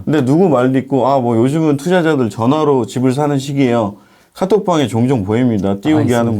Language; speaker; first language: Korean; native; Korean